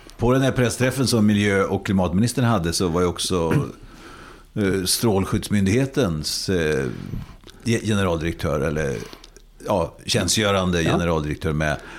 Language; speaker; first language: Swedish; native; Swedish